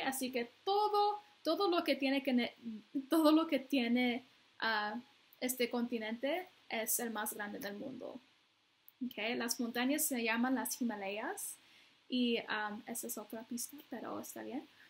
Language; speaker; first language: Spanish; non-native, fluent; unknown